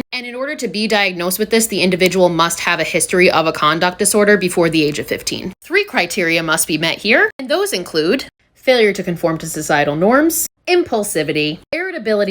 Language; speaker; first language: English; native; English